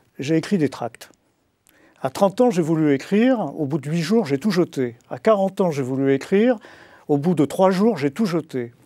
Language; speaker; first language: French; native; French